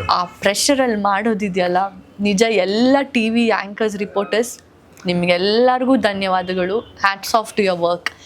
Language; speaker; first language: Kannada; non-native, local second language; Tulu